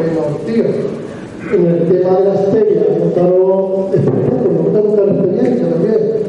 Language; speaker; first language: Spanish; native; Spanish